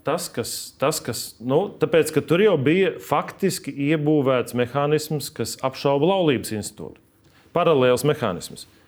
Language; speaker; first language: Latvian; native; Latvian